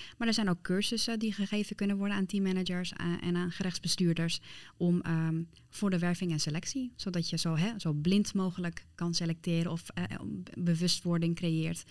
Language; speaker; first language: Dutch; early bilingual, other home language; Persian